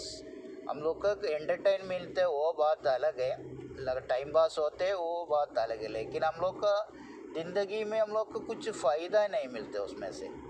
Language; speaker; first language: Hindi; non-native, local second language; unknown